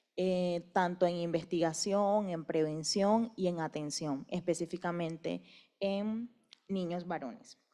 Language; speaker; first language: Spanish; native; Spanish